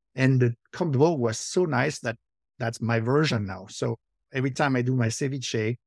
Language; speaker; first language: English; non-native, fluent; French